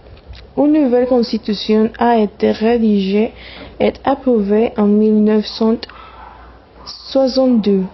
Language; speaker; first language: French; non-native, learner; Spanish